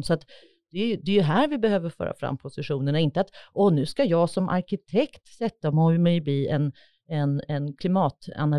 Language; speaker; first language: Swedish; native; Swedish